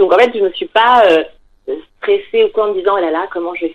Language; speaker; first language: French; native; French